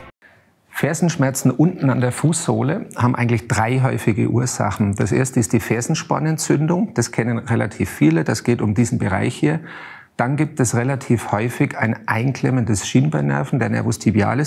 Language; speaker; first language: German; native; German